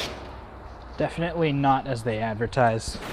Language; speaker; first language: English; native; English